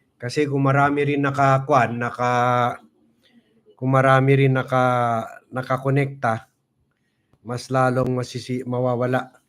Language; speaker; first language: Filipino; non-native, local second language; Cebuano